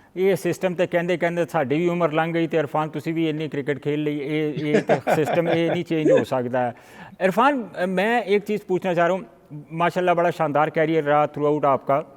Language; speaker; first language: Urdu; non-native, local second language; Punjabi